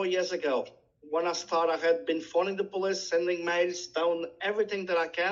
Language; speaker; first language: English; non-native, learner; Portuguese